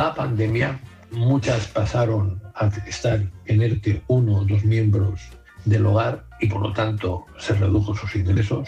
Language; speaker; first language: Spanish; native; Spanish